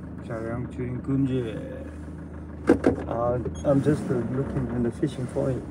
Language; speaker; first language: English; non-native, learner; Korean